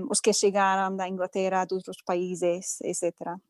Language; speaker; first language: Portuguese; non-native, fluent; English